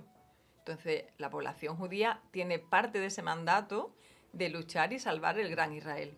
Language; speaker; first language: Spanish; native; Spanish